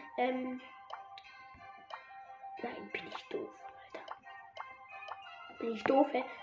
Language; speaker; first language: German; native; German